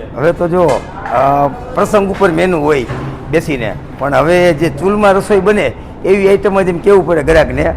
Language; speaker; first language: Gujarati; native; Gujarati